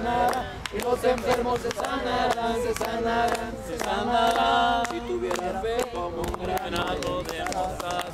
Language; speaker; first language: Spanish; native; Spanish